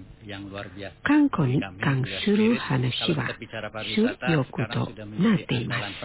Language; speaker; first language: Japanese; non-native, fluent; Indonesian